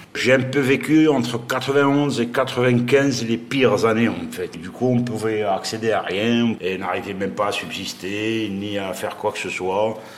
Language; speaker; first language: French; non-native, local second language; Arabic